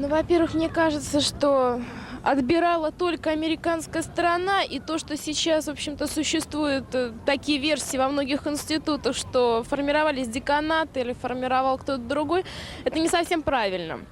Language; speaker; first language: Russian; native; Russian